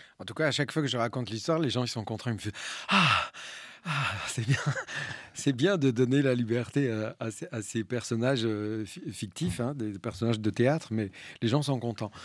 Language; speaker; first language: French; early bilingual, other home language; Spanish